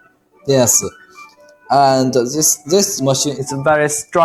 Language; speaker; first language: English; non-native, learner; Chinese